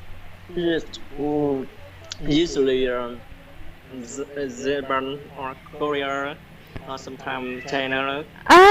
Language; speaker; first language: English; non-native, learner; Vietnamese